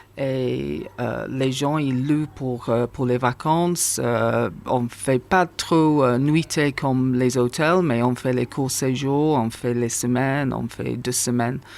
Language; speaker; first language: French; non-native, fluent; English